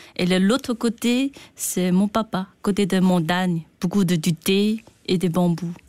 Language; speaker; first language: French; non-native, learner; Chinese